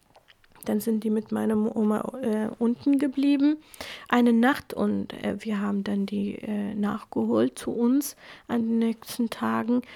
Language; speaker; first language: German; non-native, fluent; Kurdish